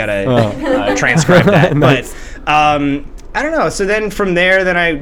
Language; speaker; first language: English; native; English